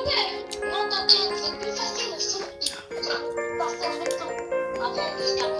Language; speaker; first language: French; non-native, learner; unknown